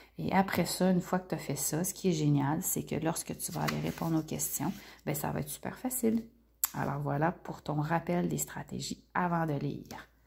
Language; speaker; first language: French; native; French